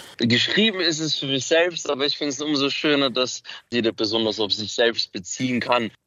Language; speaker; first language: German; early bilingual, other home language; Macedonian